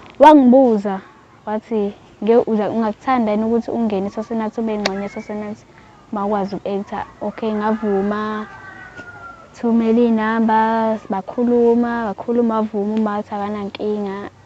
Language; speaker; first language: Zulu; native; Zulu